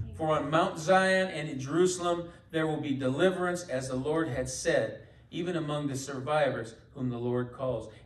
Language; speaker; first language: English; native; English